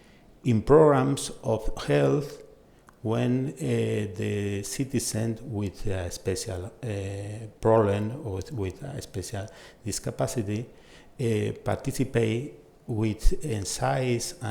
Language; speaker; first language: English; non-native, fluent; Spanish